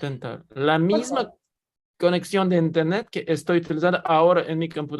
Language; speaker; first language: Spanish; non-native, learner; Russian